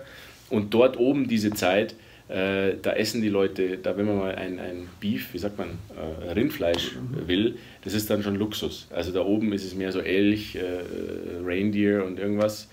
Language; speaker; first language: German; native; German